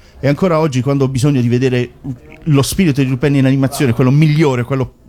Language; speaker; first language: Italian; native; Italian